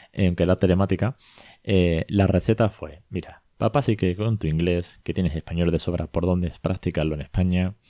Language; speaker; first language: Spanish; native; Spanish